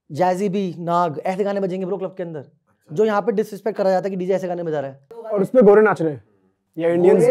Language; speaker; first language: Hindi; native; Hindi